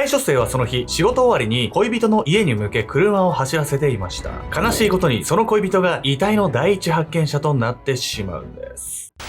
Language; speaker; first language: Japanese; native; Japanese